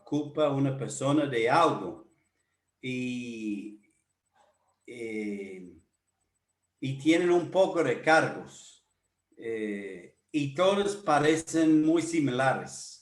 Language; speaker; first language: Spanish; non-native, fluent; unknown